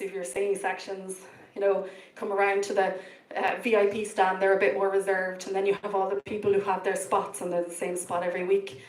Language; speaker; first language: English; native; English